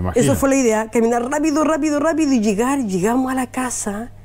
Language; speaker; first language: Spanish; native; Spanish